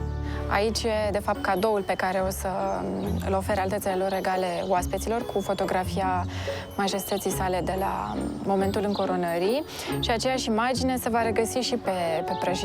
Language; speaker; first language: Romanian; native; Romanian